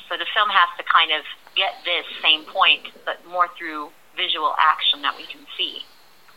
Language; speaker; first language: English; native; English